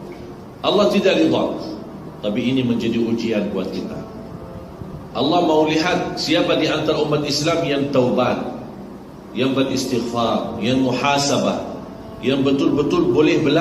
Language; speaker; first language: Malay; non-native, fluent; Arabic